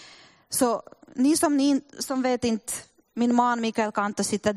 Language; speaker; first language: Swedish; non-native, fluent; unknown